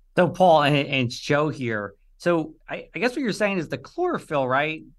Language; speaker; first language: English; native; English